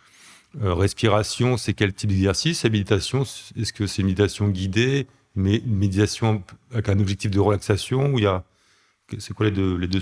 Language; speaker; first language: French; native; French